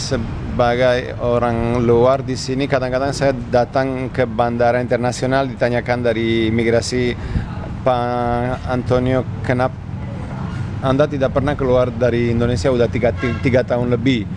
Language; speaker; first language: Indonesian; non-native, learner; Italian